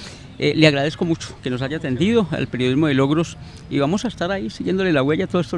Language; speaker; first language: Spanish; native; Spanish